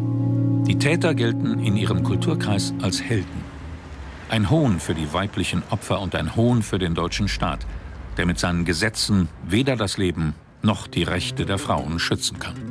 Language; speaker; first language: German; native; German